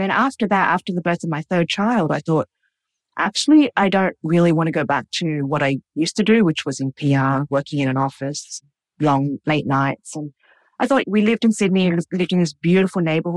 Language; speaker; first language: English; native; English